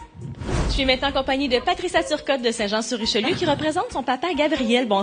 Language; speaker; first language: French; native; French